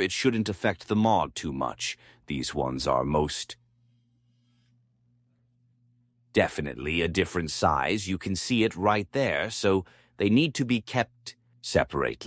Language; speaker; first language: English; native; English